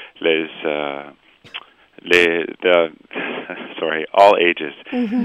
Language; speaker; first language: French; non-native, local second language; English